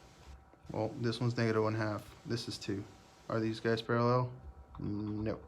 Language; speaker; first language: English; native; English